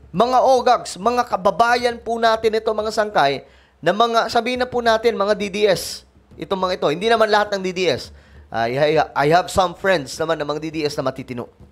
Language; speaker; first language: Filipino; non-native, local second language; Cebuano